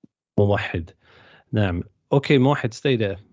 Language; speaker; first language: Arabic; non-native, fluent; English